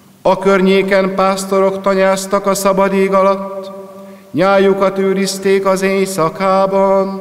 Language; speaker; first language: Hungarian; native; Hungarian